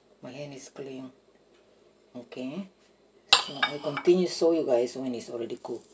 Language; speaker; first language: English; non-native, learner; Indonesian